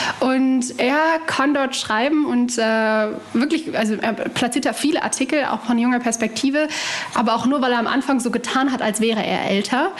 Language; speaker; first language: German; early bilingual, other home language; Arabic